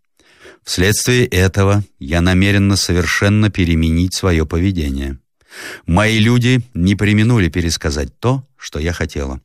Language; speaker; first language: Russian; native; Russian